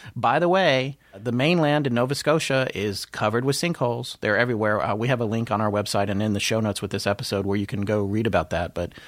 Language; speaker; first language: English; native; English